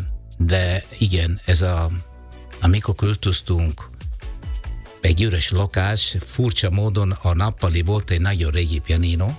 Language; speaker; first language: Hungarian; non-native, fluent; Italian